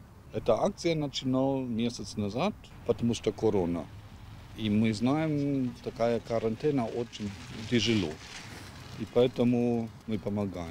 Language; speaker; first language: Russian; non-native, learner; German